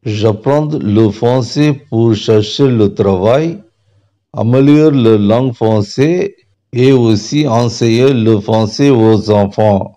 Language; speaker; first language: French; non-native, learner; Tamil